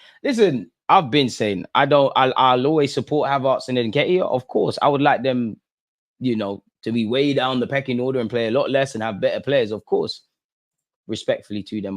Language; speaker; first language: English; native; English